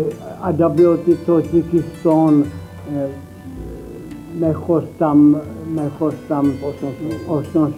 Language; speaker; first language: Persian; non-native, fluent; Czech